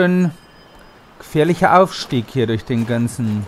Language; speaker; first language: German; native; German